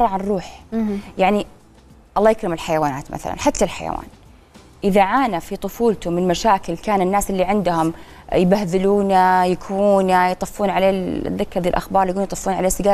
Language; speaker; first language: Arabic; native; Arabic